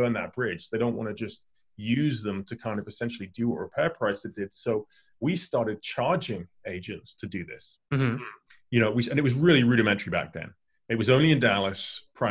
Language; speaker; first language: English; native; English